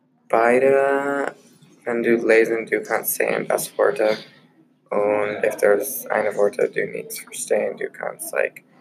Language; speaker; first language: German; non-native, learner; English